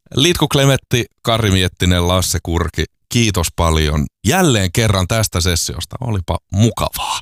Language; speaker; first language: Finnish; native; Finnish